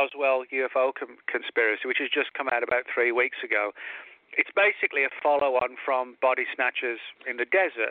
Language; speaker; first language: English; native; English